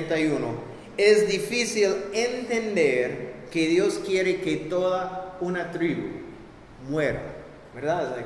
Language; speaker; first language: Spanish; non-native, fluent; English